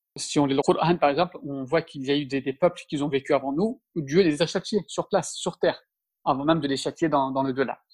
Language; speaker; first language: French; early bilingual, other home language; Turkish